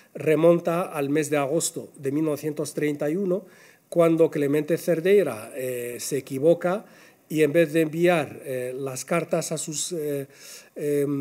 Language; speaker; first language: Spanish; non-native, fluent; Arabic